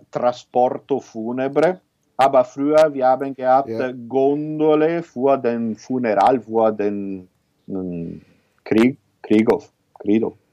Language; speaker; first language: German; non-native, learner; Italian